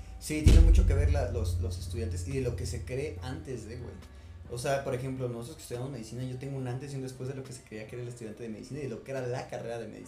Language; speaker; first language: Spanish; native; Spanish